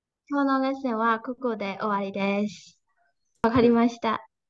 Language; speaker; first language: Japanese; non-native, learner; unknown